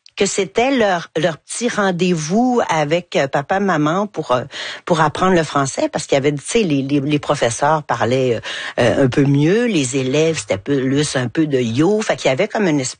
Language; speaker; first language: French; native; French